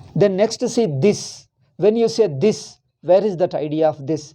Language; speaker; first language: English; non-native, local second language; Kannada